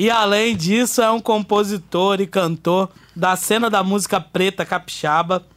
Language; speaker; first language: Portuguese; native; Portuguese